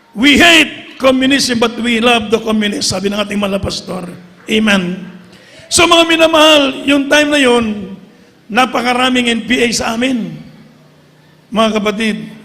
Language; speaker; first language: Filipino; native; Filipino